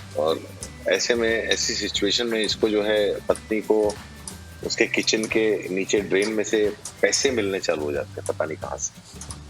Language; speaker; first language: Hindi; native; Hindi